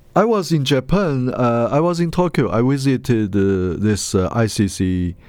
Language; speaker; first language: English; non-native, learner; Chinese